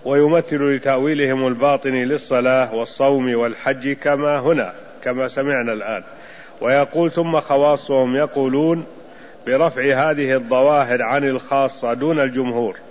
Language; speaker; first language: Arabic; native; Arabic